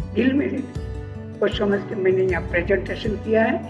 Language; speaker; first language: Hindi; non-native, local second language; Gujarati